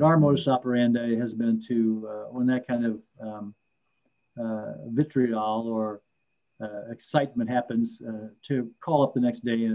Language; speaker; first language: English; native; English